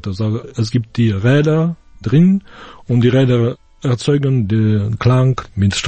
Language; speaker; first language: German; non-native, fluent; Polish